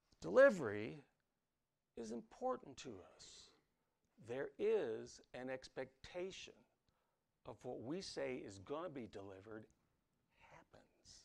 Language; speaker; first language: English; native; English